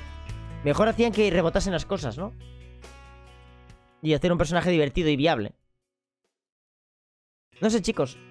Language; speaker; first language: Spanish; native; Spanish